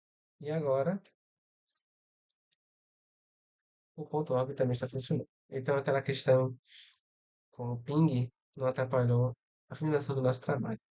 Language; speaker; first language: Portuguese; native; Portuguese